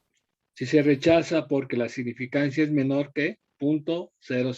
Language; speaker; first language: Spanish; native; Spanish